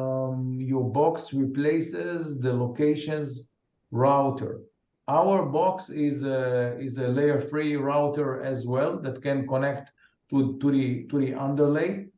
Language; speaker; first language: English; non-native, fluent; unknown